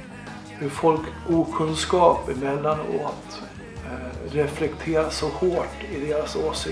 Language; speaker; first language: Swedish; native; Swedish